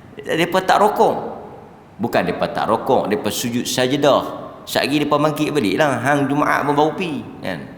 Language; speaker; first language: Malay; native; Malay